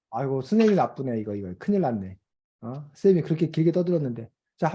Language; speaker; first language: Korean; native; Korean